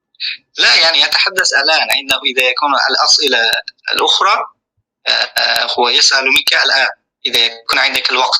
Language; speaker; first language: Arabic; non-native, fluent; Uzbek